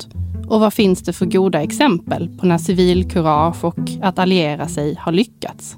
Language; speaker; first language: Swedish; native; Swedish